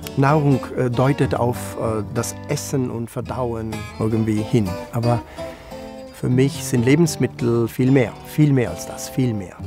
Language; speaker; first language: German; non-native, fluent; Italian